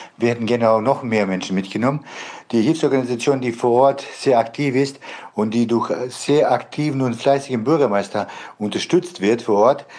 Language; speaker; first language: German; non-native, fluent; Bosnian